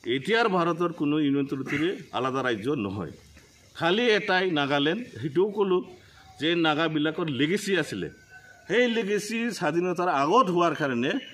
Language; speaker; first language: Assamese; non-native, local second language; Bodo